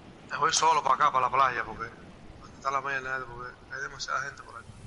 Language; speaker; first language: Spanish; early bilingual, heritage; Spanish